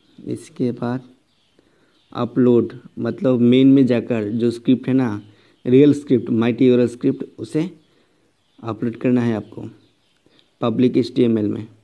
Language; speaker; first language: Hindi; non-native, local second language; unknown